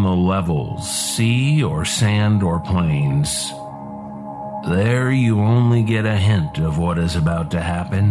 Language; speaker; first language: English; native; English